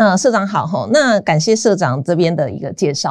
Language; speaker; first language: Chinese; native; Chinese